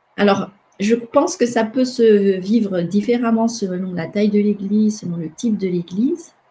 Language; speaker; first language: French; non-native, local second language; Malagasy